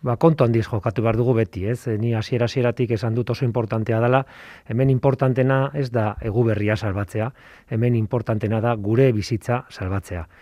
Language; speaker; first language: Basque; non-native, local second language; Spanish